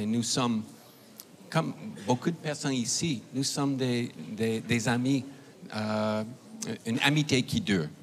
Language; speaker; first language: French; non-native, fluent; English